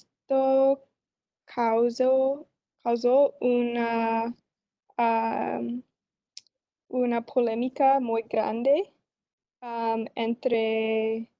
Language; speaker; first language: Spanish; non-native, learner; English